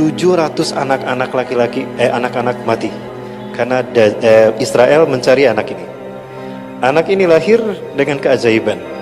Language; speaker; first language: Indonesian; non-native, local second language; Sundanese